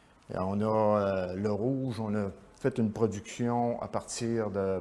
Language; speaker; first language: French; native; French